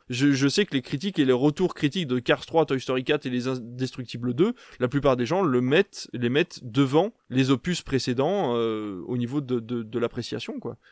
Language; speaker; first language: French; native; French